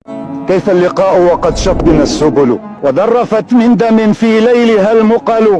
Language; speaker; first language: Arabic; native; Arabic